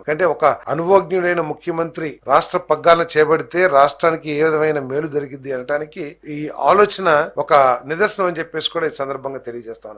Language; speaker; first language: Telugu; native; Telugu